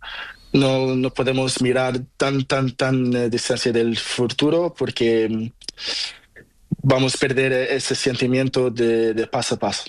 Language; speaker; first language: Spanish; non-native, learner; Portuguese